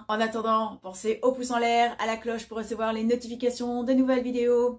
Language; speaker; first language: French; native; French